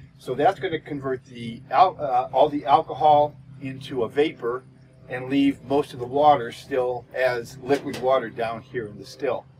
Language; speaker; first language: English; native; English